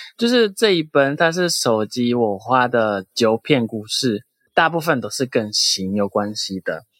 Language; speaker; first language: Chinese; non-native, fluent; Portuguese